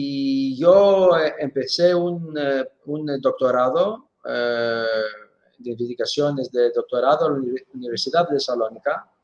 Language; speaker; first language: Spanish; non-native, fluent; Greek